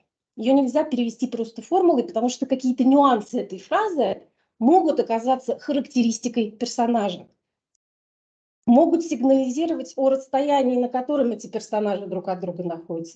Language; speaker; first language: Russian; native; Russian